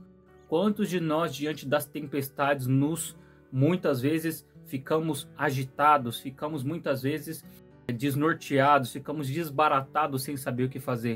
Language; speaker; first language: Portuguese; native; Portuguese